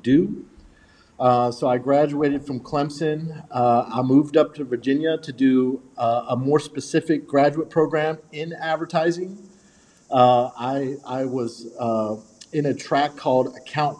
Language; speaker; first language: English; native; English